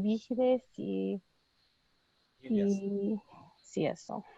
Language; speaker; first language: Spanish; early bilingual, heritage; Spanish